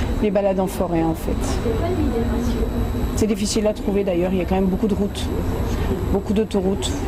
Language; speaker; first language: French; native; French